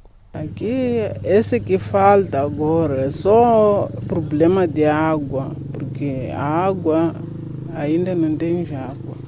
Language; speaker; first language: Portuguese; non-native, local second language; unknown